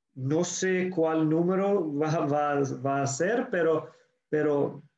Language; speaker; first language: Spanish; non-native, learner; English